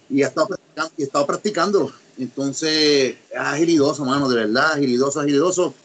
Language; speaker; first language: Spanish; native; Spanish